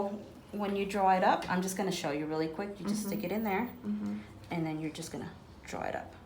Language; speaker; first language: English; native; English